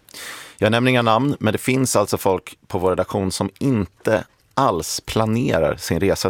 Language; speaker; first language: Swedish; native; Swedish